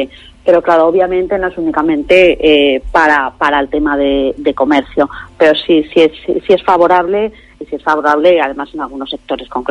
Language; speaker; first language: Spanish; native; Spanish